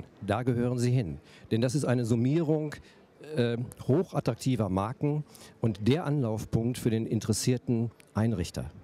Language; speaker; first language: German; native; German